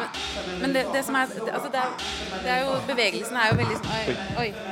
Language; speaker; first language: Norwegian; native; Norwegian